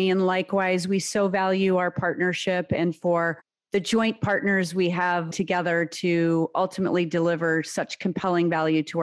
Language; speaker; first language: English; early bilingual, other home language; Serbian